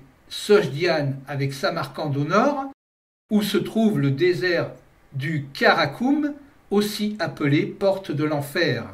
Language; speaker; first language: French; native; French